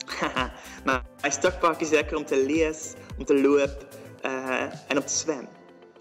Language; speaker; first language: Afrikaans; non-native, learner; Dutch